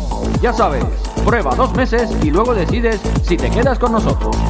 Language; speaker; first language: Spanish; native; Spanish